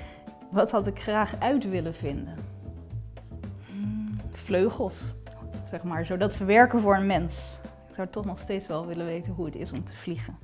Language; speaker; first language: Dutch; native; Dutch